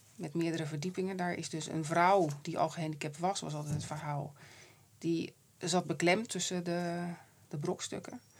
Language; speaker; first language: Dutch; native; Dutch